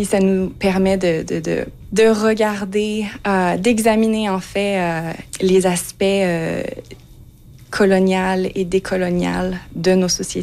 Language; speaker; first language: French; native; French